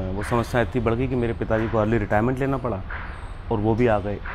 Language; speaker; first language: Hindi; native; Hindi